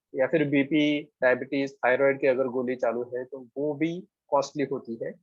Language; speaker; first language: Hindi; non-native, local second language; Marathi